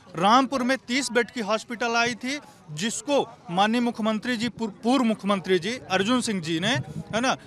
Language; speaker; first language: Hindi; native; Hindi